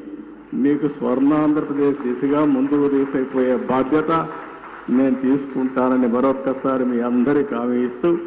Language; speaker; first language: Telugu; native; Telugu